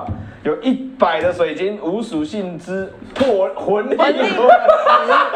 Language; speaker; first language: Chinese; native; Chinese